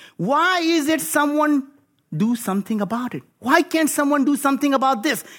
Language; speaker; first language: English; non-native, local second language; Hindi